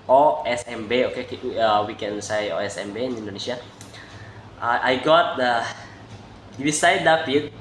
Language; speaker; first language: English; non-native, learner; Indonesian